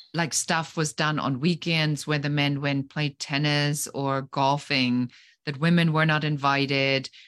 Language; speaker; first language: English; non-native, fluent; German